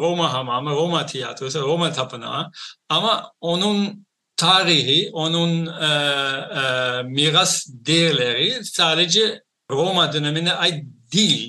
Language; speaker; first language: Turkish; non-native, fluent; Dutch